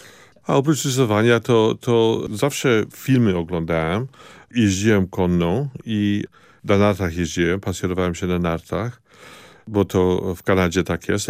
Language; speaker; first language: Polish; early bilingual, heritage; Polish